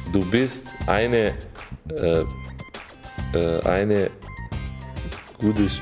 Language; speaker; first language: German; non-native, learner; Serbian